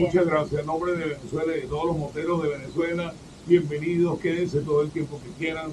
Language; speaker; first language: Spanish; native; Spanish